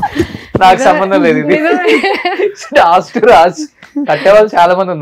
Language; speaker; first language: Telugu; native; Telugu